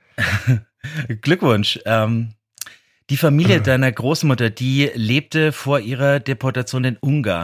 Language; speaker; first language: German; native; German